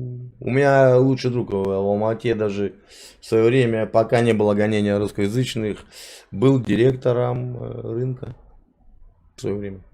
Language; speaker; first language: Russian; native; Russian